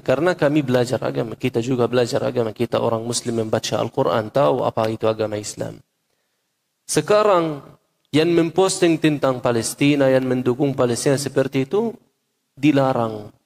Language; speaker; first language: Indonesian; non-native, fluent; Arabic